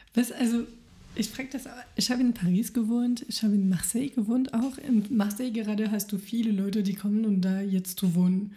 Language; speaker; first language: German; non-native, fluent; French